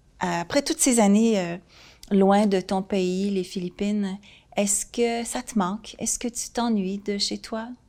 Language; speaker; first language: French; native; French